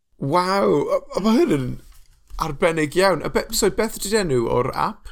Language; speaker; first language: Welsh; non-native, local second language; English